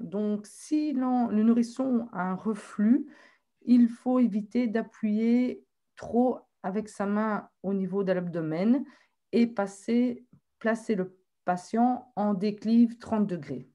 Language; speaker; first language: French; native; French